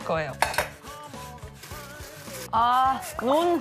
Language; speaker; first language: Korean; non-native, learner; German